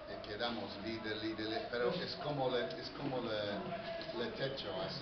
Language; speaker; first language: Spanish; non-native, fluent; English